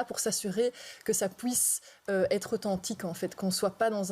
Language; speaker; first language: French; native; French